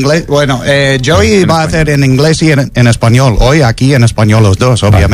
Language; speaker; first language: Spanish; non-native, fluent; English